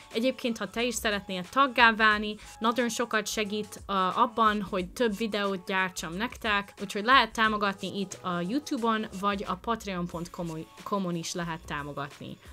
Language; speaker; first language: Hungarian; non-native, fluent; English